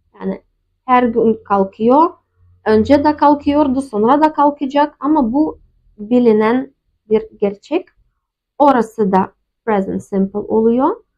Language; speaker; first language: Turkish; non-native, fluent; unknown